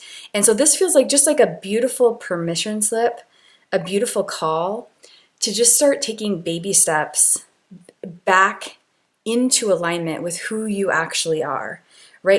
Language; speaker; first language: English; native; English